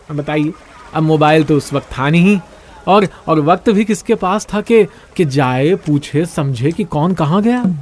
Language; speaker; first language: Hindi; native; Hindi